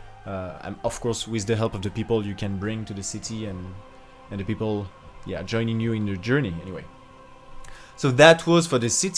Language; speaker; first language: English; non-native, fluent; French